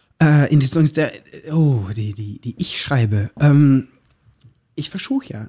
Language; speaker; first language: German; non-native, learner; Norwegian